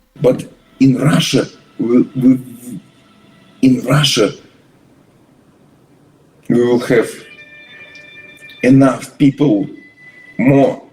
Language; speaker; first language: English; non-native, learner; Russian